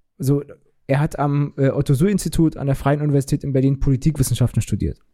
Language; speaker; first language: German; early bilingual, other home language; Turkish